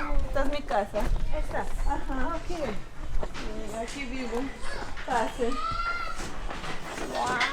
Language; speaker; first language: Spanish; non-native, local second language; Kʼicheʼ